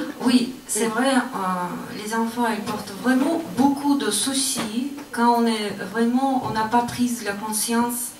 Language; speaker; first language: French; non-native, learner; Russian